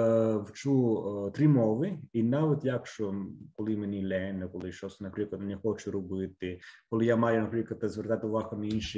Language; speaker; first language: Ukrainian; non-native, fluent; Italian